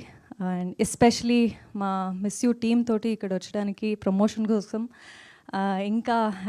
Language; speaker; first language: Telugu; non-native, fluent; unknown